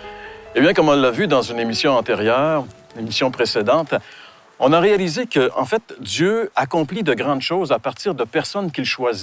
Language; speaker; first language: French; native; French